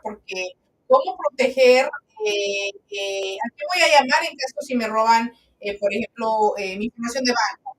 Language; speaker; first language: Spanish; early bilingual, heritage; Spanish